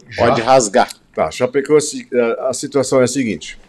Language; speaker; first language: Portuguese; non-native, fluent; German